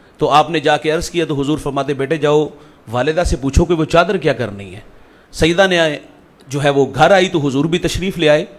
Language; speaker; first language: Urdu; non-native, local second language; Punjabi